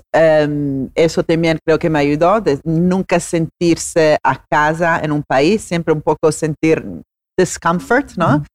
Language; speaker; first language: Spanish; non-native, fluent; Italian